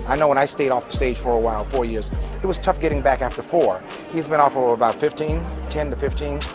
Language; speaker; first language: English; native; English